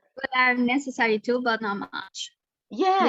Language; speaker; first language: English; non-native, learner; Spanish